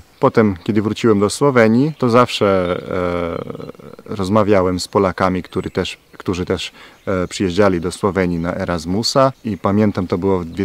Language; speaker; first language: Polish; non-native, fluent; Slovenian